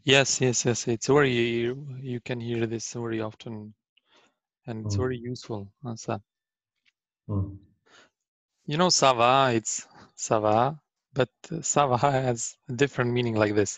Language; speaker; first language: English; non-native, learner; Arabic